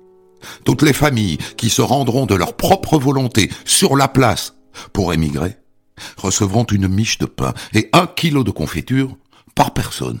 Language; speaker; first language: French; native; French